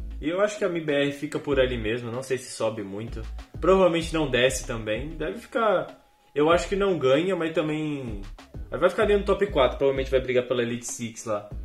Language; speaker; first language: Portuguese; native; Portuguese